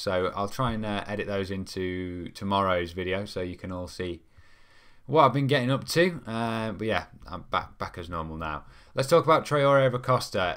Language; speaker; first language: English; native; English